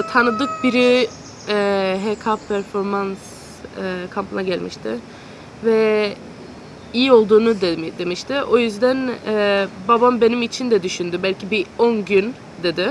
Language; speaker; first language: Turkish; early bilingual, heritage; Turkish